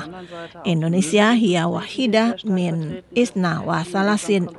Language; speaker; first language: Arabic; non-native, fluent; Indonesian